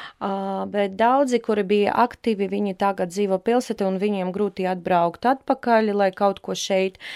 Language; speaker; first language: Latvian; non-native, local second language; Russian